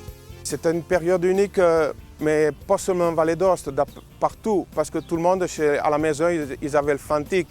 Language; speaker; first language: French; non-native, local second language; Italian